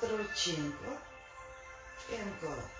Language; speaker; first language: Italian; non-native, learner; Russian